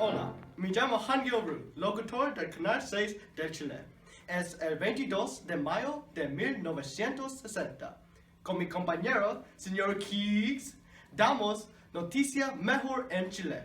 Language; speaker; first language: Spanish; non-native, learner; English